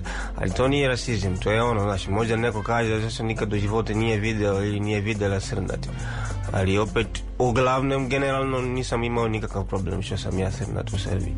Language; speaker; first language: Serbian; non-native, learner; Swahili